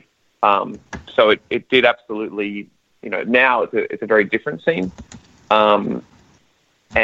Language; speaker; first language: English; native; English